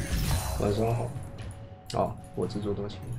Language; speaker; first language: Chinese; native; Chinese